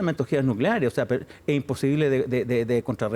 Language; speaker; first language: Spanish; native; Spanish